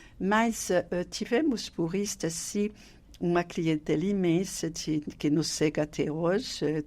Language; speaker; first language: Portuguese; non-native, fluent; French